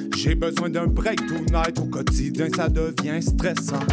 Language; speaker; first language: French; native; French